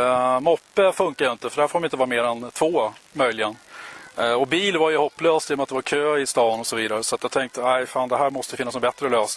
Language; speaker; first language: Swedish; native; Swedish